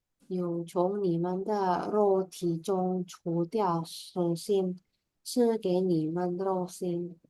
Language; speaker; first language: Chinese; non-native, learner; Indonesian